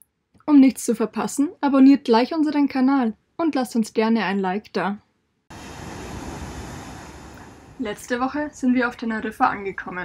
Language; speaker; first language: German; native; German